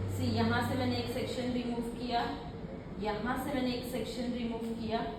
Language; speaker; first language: Hindi; native; Hindi